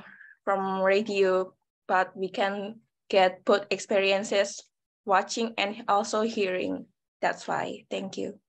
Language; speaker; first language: English; non-native, learner; Indonesian